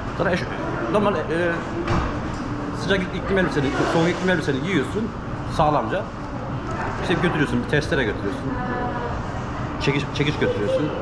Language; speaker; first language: Turkish; native; Turkish